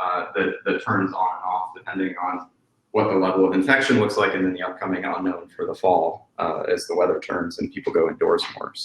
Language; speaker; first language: English; native; English